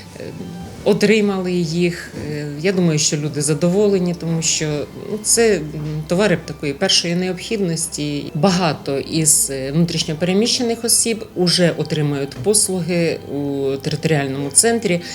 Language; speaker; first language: Ukrainian; native; Ukrainian